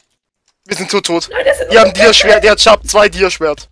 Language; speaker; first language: German; native; German